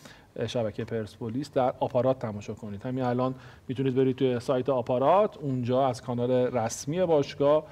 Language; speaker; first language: Persian; native; Persian